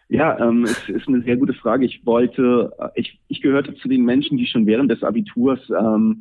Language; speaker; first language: German; native; German